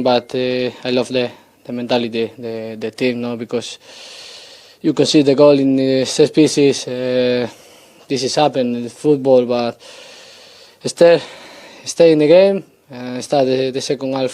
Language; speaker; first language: English; non-native, learner; Spanish